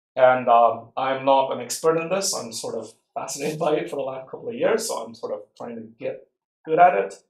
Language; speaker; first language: English; non-native, local second language; Tamil